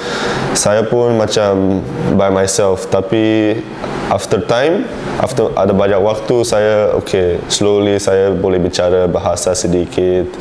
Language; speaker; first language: Indonesian; non-native, learner; English